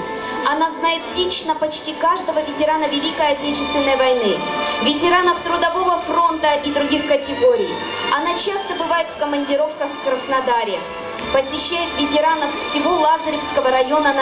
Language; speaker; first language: Russian; native; Russian